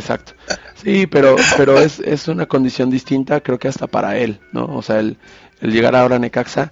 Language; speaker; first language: Spanish; native; Spanish